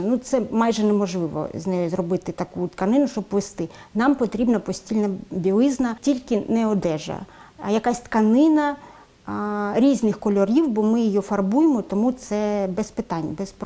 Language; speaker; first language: Ukrainian; native; Ukrainian